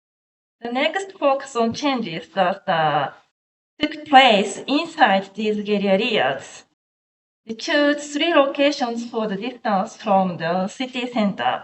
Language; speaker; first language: English; non-native, learner; Japanese